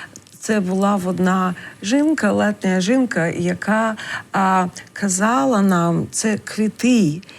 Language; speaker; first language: Ukrainian; non-native, learner; English